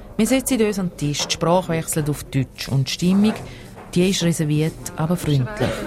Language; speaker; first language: German; native; German